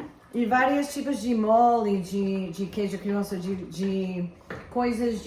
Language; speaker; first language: Portuguese; non-native, fluent; English